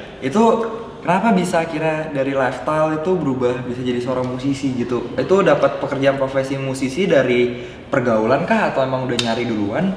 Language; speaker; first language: Indonesian; native; Indonesian